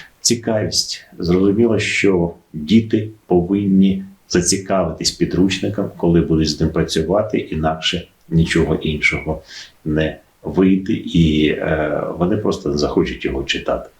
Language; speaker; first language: Ukrainian; native; Ukrainian